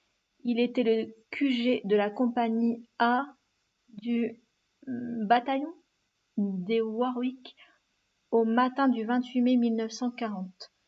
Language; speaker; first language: French; native; French